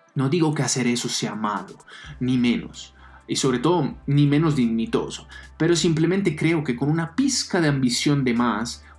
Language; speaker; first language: Spanish; non-native, fluent; Italian